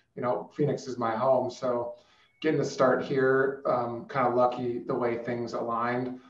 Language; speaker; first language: English; native; English